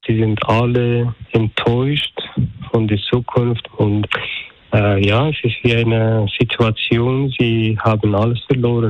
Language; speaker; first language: German; non-native, learner; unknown